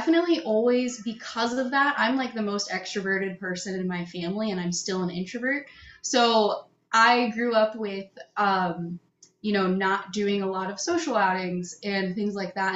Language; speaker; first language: English; native; English